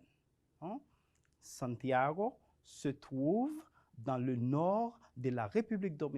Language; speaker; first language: French; non-native, fluent; Spanish